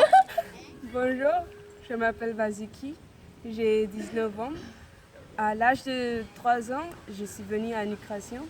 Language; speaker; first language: French; non-native, fluent; Tamil